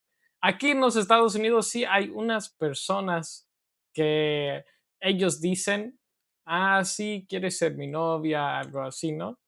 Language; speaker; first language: Spanish; non-native, learner; English